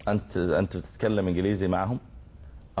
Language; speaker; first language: Arabic; native; Arabic